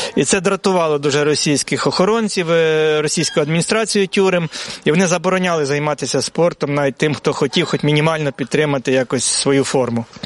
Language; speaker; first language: Ukrainian; native; Ukrainian